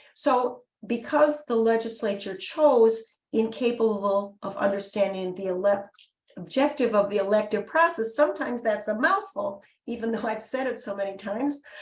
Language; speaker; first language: English; native; English